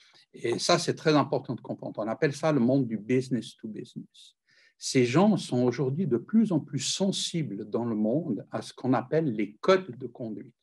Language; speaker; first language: French; native; French